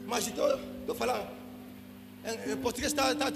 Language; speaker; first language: Portuguese; non-native, learner; Lingala